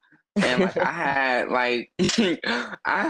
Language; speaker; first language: English; native; English